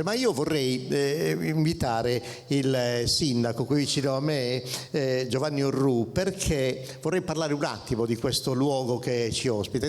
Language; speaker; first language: Italian; native; Italian